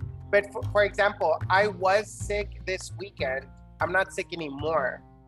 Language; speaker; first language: English; non-native, fluent; Spanish